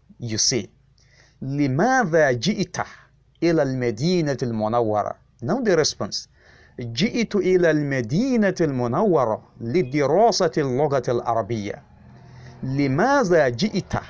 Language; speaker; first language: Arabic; non-native, fluent; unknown